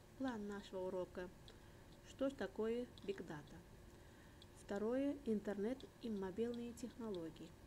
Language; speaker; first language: Russian; non-native, local second language; Uzbek